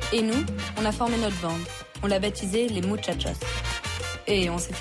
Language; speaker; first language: French; native; French